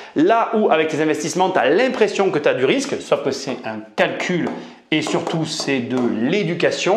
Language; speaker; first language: French; native; French